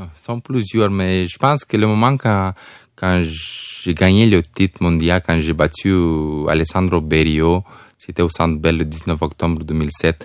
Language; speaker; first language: French; non-native, fluent; Romanian